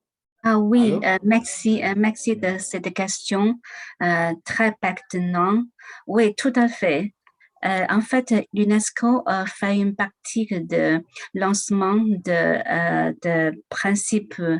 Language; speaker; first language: French; non-native, learner; Chinese